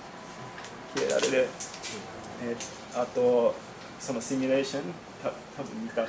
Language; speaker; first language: Japanese; non-native, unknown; English